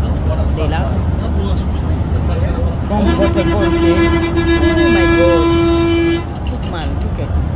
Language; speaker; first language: French; non-native, local second language; Lingala